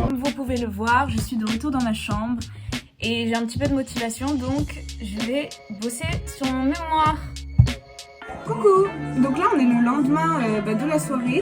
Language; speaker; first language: French; native; French